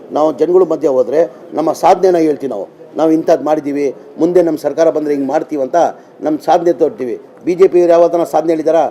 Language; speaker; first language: Kannada; non-native, local second language; Urdu